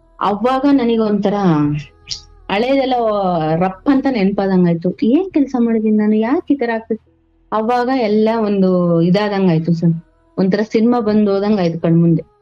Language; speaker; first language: Kannada; native; Kannada